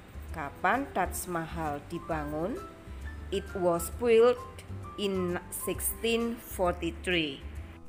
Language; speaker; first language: English; non-native, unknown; Indonesian